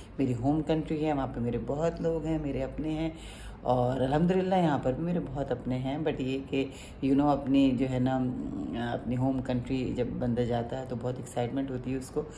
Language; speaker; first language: Urdu; native; Urdu